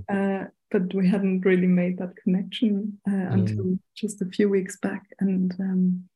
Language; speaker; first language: English; non-native, fluent; German